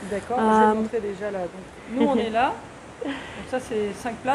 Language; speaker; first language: French; native; French